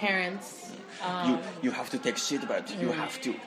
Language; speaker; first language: English; non-native, learner; Japanese